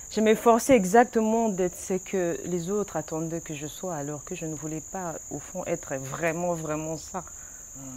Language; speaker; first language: French; non-native, local second language; Lingala